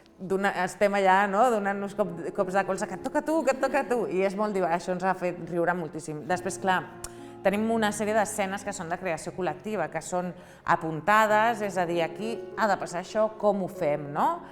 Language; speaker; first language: Catalan; native; Catalan